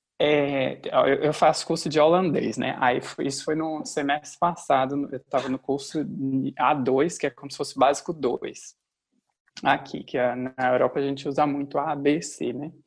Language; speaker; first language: Portuguese; native; Portuguese